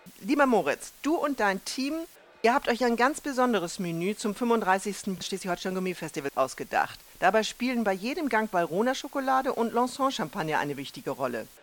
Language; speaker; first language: German; native; German